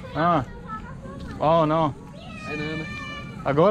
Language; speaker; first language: Portuguese; non-native, learner; English